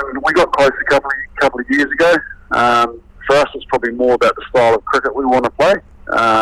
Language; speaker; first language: English; native; English